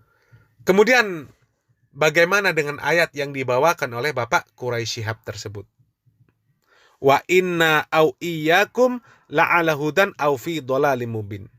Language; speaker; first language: Indonesian; native; Indonesian